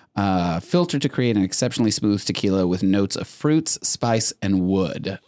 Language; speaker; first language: English; early bilingual, other home language; Spanish